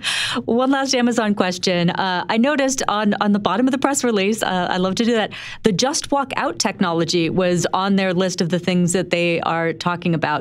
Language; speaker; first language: English; native; English